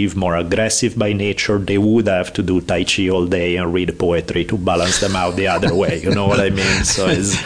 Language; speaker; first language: English; non-native, fluent; Italian